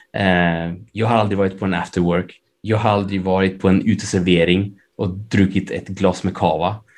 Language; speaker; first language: Swedish; early bilingual, other home language; Spanish